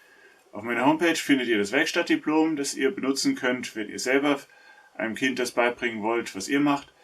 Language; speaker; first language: German; native; German